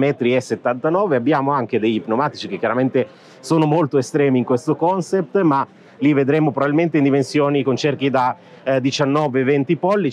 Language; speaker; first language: Italian; native; Italian